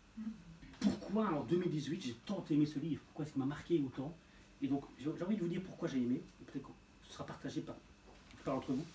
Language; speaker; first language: French; native; French